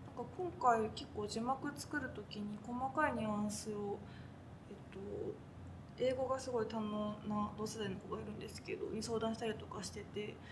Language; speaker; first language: Japanese; native; Japanese